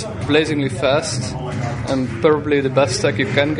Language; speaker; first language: English; non-native, fluent; Dutch